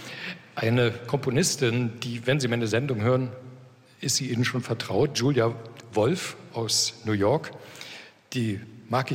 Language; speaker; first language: German; native; German